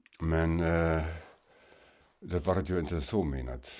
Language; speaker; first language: Swedish; non-native, fluent; German